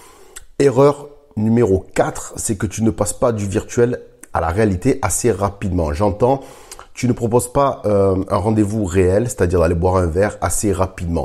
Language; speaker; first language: French; native; French